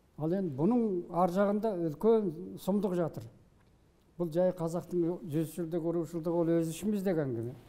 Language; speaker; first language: Kazakh; native; Kazakh